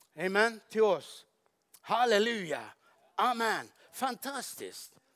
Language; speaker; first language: Swedish; native; Swedish